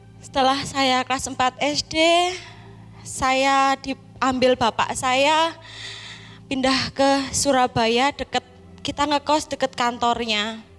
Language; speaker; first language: Indonesian; non-native, local second language; Javanese